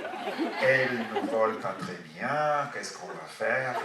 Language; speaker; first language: French; non-native, fluent; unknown